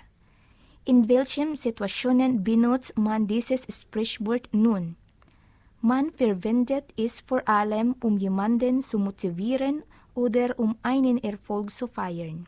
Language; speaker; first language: German; non-native, learner; Filipino